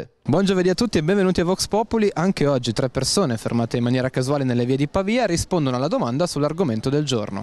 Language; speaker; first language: Italian; native; Italian